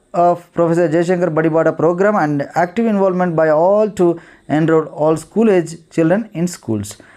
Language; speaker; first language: English; non-native, local second language; Telugu